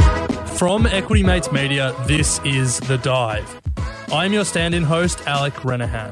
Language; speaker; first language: English; native; English